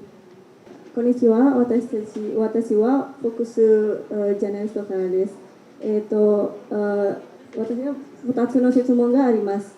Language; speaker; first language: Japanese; non-native, learner; Indonesian